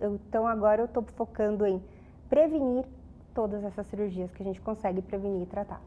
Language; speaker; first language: Portuguese; native; Portuguese